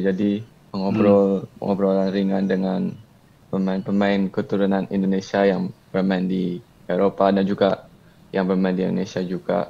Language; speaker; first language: Indonesian; early bilingual, heritage; Indonesian